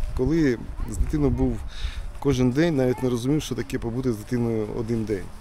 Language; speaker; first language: Ukrainian; non-native, local second language; Russian